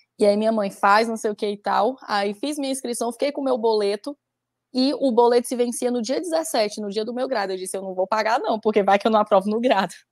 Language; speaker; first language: Portuguese; native; Portuguese